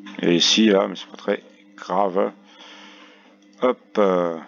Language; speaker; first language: French; native; French